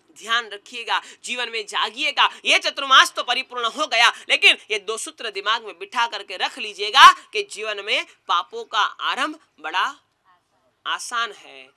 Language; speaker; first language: Hindi; non-native, local second language; Gujarati